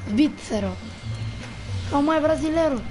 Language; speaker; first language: Portuguese; non-native, fluent; Italian